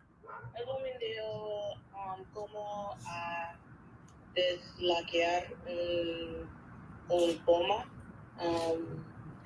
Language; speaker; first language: Spanish; non-native, learner; English